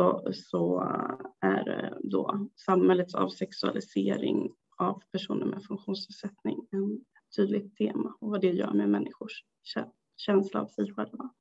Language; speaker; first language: Swedish; native; Swedish